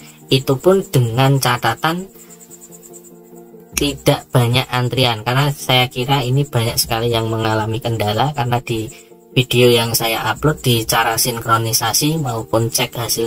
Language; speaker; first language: Indonesian; native; Indonesian